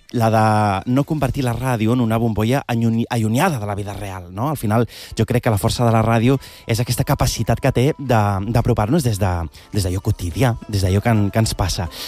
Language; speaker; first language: Catalan; early bilingual, other home language; Arabic